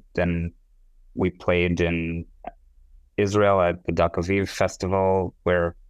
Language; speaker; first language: English; non-native, fluent; Hebrew